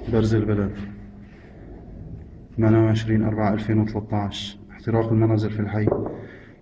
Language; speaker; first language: Arabic; native; Arabic